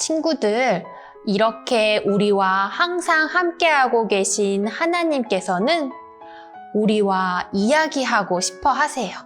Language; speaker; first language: Korean; native; Korean